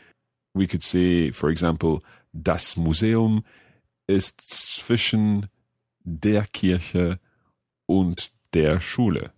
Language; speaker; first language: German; non-native, learner; English